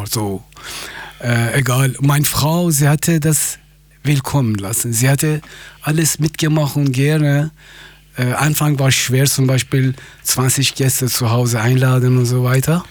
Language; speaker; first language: German; non-native, fluent; Persian